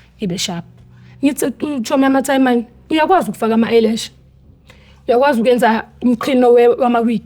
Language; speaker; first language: Zulu; native; Zulu